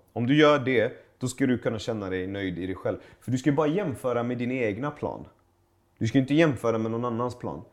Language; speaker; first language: Swedish; early bilingual, other home language; Persian